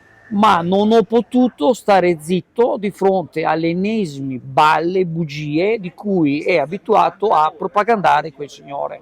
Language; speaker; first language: Italian; native; Italian